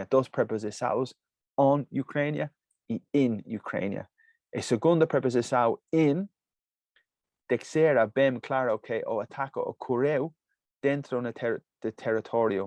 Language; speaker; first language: Portuguese; non-native, fluent; English